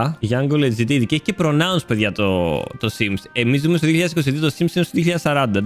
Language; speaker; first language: Greek; native; Greek